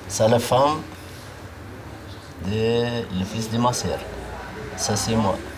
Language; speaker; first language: French; non-native, learner; Arabic